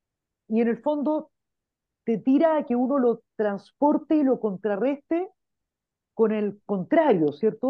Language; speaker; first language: Spanish; native; Spanish